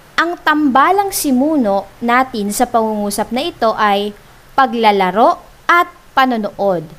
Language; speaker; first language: Filipino; native; Filipino